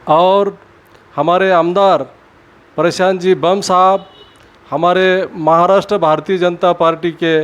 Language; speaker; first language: Hindi; non-native, local second language; Urdu